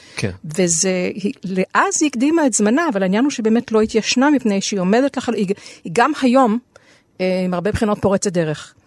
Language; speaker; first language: Hebrew; native; Hebrew